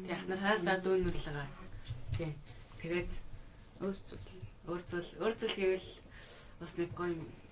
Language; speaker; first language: Mongolian; early bilingual, heritage; Mongolian